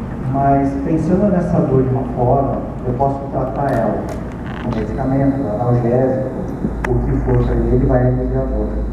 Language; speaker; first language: Portuguese; native; Portuguese